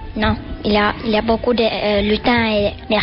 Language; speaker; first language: French; non-native, learner; Finnish